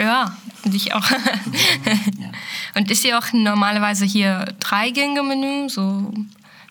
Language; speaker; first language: German; non-native, fluent; Arabic